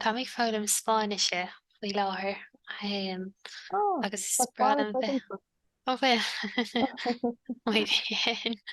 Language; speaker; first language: Irish; native; Irish